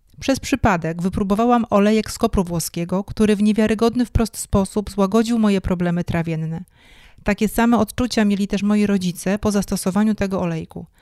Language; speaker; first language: Polish; native; Polish